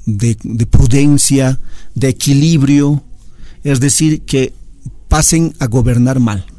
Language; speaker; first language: Spanish; native; Spanish